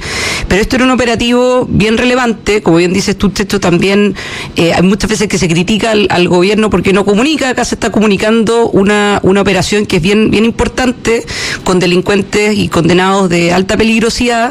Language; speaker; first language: Spanish; native; Spanish